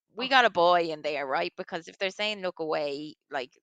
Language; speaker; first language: English; native; English